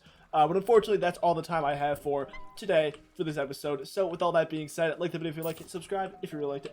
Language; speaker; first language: English; native; English